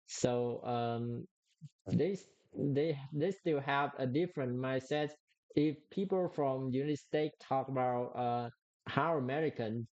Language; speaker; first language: English; non-native, learner; Vietnamese